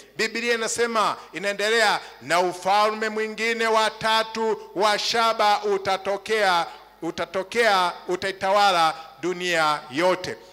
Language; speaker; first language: Swahili; native; Swahili